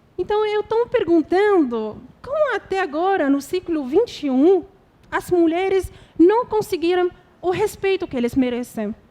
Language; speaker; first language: Portuguese; non-native, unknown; Arabic